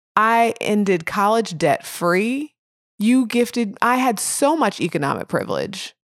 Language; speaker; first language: English; native; English